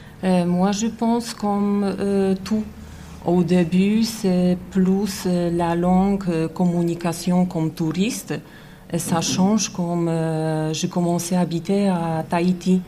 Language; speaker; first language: French; non-native, learner; Polish